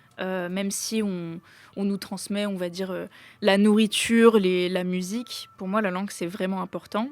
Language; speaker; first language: French; native; French